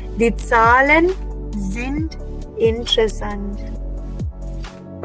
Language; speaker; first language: German; non-native, fluent; Hindi